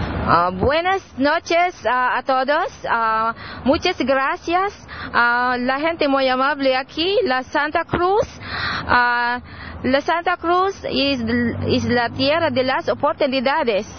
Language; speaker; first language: Spanish; non-native, learner; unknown